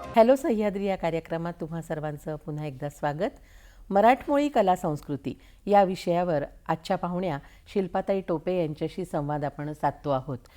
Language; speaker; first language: Marathi; native; Marathi